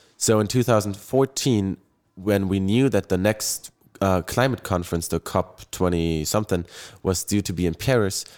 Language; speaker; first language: English; non-native, fluent; German